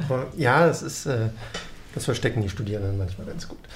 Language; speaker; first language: German; native; German